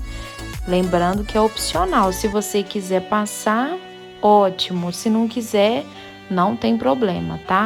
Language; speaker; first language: Portuguese; native; Portuguese